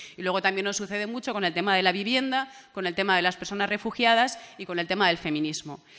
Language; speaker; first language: Spanish; native; Spanish